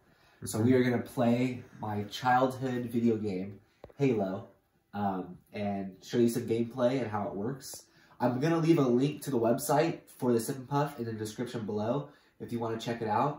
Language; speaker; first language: English; native; English